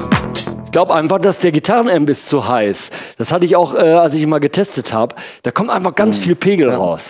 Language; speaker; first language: German; native; German